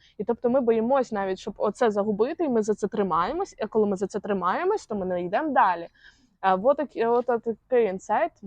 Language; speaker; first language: Ukrainian; non-native, local second language; Russian